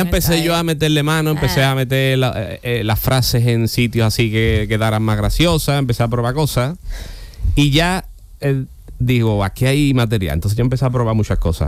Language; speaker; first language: Spanish; native; Spanish